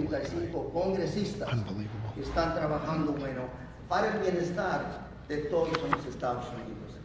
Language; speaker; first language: Spanish; early bilingual, heritage; Spanish